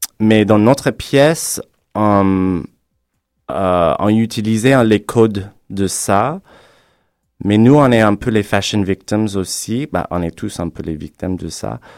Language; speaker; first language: French; non-native, fluent; English